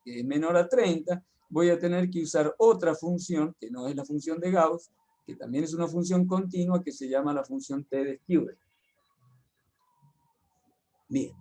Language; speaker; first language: Spanish; native; Spanish